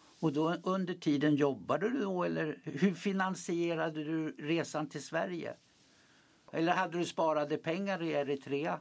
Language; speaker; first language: Swedish; native; Swedish